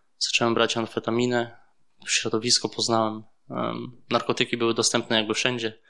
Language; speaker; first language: Polish; early bilingual, heritage; Polish